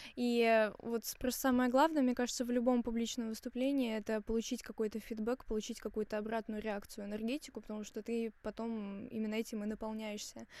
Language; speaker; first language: Russian; native; Russian